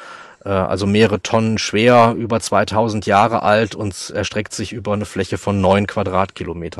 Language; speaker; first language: German; native; German